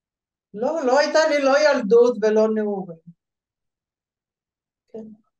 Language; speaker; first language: Hebrew; early bilingual, other home language; Bulgarian